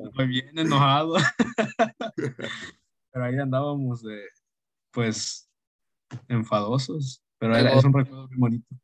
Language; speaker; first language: Spanish; early bilingual, heritage; Spanish